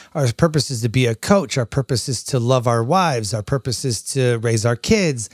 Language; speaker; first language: English; native; English